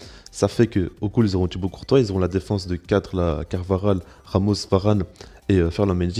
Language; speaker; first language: French; native; French